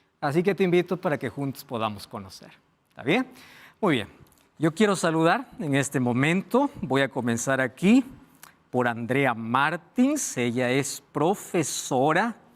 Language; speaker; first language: Spanish; non-native, fluent; Portuguese